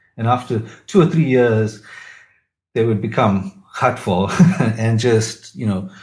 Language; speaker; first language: English; native; English